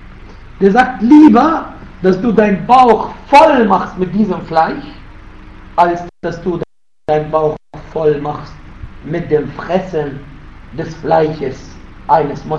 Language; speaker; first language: German; non-native, fluent; Arabic